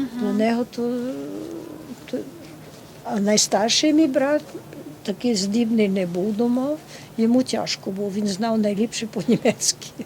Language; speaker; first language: Ukrainian; early bilingual, heritage; Ukrainian